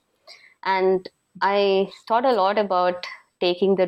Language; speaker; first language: English; non-native, local second language; Tamil